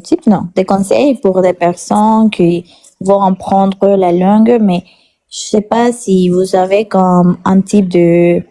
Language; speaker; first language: French; non-native, learner; Spanish